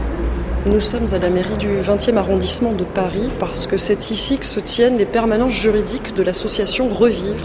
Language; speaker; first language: French; native; French